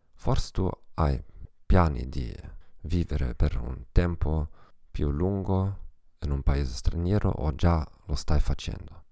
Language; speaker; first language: Italian; non-native, fluent; German